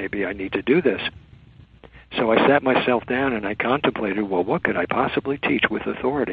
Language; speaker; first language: English; native; English